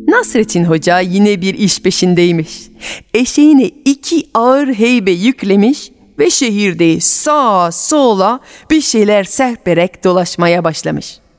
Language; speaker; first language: Turkish; non-native, fluent; French